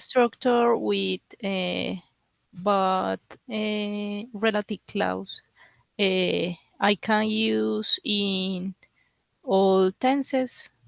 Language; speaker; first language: English; non-native, learner; Spanish